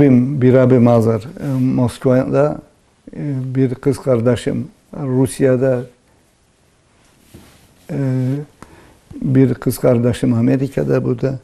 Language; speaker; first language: Turkish; early bilingual, heritage; Turkish